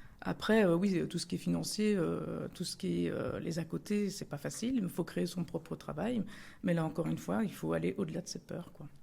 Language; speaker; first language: French; early bilingual, other home language; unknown